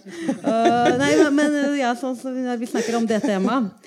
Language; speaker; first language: Norwegian; non-native, fluent; Polish